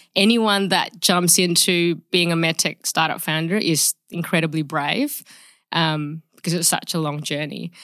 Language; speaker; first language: English; early bilingual, other home language; Indonesian